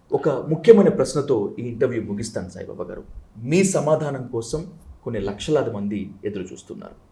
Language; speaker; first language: Telugu; native; Telugu